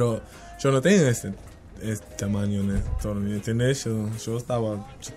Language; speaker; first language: Spanish; non-native, learner; English